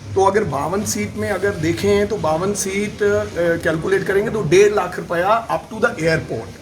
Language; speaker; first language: Hindi; non-native, local second language; Punjabi